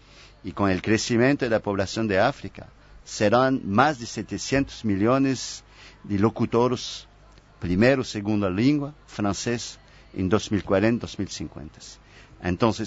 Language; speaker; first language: Portuguese; non-native, fluent; French